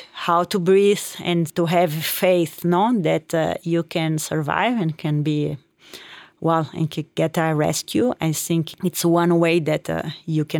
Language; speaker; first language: English; non-native, fluent; Portuguese